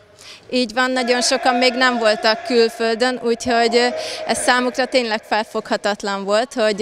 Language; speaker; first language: Hungarian; native; Hungarian